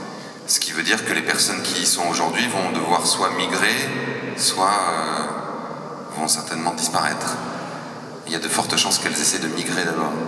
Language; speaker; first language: French; native; French